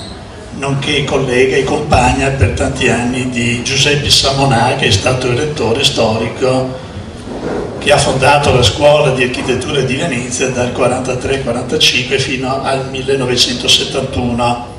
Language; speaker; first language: Italian; native; Italian